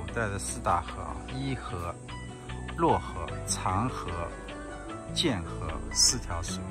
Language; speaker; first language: Chinese; native; Chinese